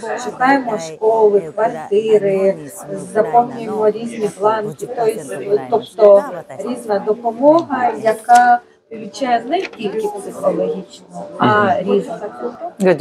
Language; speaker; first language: Ukrainian; non-native, fluent; Japanese